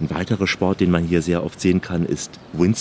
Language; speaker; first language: German; native; German